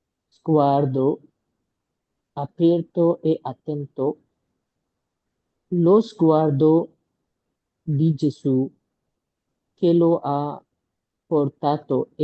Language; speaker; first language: Italian; non-native, learner; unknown